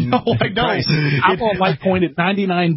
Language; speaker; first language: English; native; English